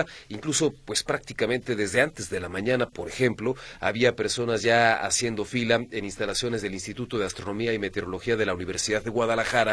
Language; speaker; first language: Spanish; native; Spanish